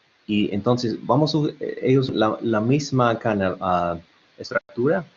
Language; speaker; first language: Spanish; non-native, learner; English